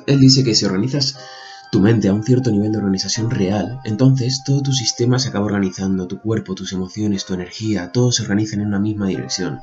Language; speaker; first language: Spanish; native; Spanish